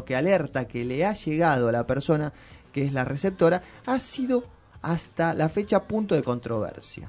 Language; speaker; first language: Spanish; native; Spanish